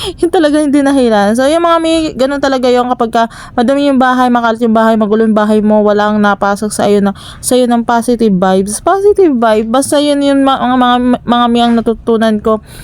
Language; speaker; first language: Filipino; non-native, local second language; Bikol